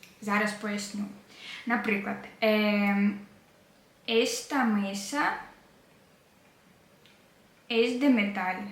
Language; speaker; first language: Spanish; non-native, fluent; Ukrainian